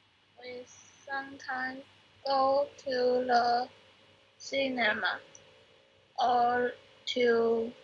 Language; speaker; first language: English; non-native, learner; Chinese